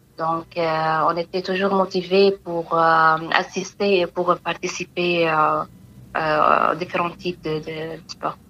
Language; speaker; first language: French; non-native, fluent; Arabic